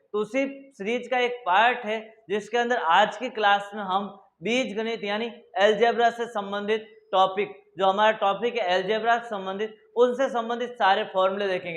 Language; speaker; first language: Hindi; native; Hindi